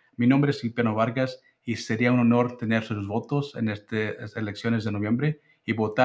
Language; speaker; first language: Spanish; early bilingual, heritage; Spanish